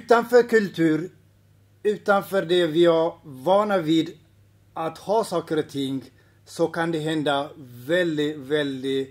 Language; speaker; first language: Swedish; non-native, fluent; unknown